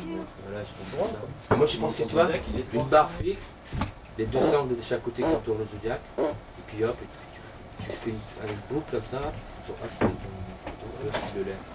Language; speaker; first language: French; native; French